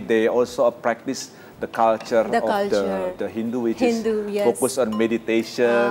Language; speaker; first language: English; non-native, fluent; Indonesian